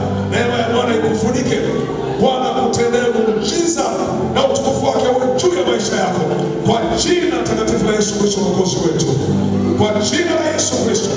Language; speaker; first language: Swahili; native; Swahili